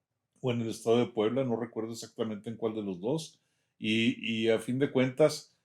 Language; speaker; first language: Spanish; native; Spanish